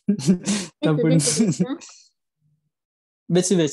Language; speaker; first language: Japanese; non-native, learner; Indonesian